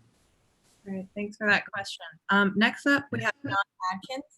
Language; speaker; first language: English; native; English